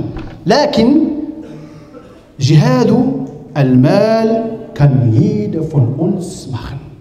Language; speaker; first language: German; non-native, learner; Arabic